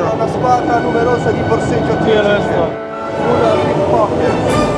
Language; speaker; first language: Italian; native; Italian